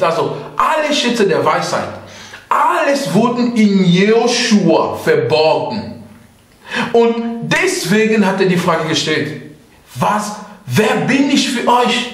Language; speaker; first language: German; non-native, fluent; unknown